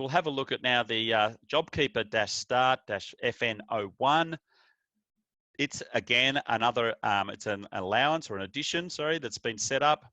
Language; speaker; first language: English; native; English